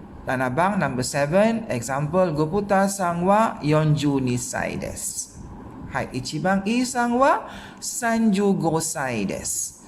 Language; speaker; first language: Japanese; non-native, fluent; Malay